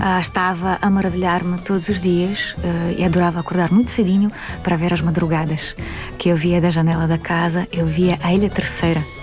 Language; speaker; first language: Portuguese; non-native, fluent; Russian